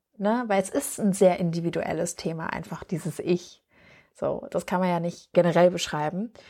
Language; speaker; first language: German; native; German